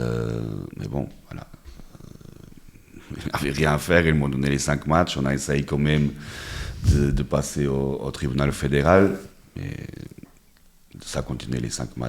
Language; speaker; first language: French; non-native, fluent; Portuguese